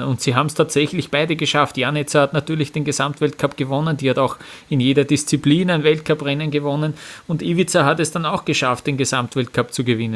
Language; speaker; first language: German; native; German